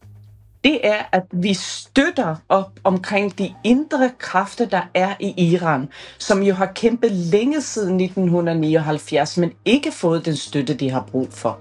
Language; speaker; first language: Danish; early bilingual, other home language; Persian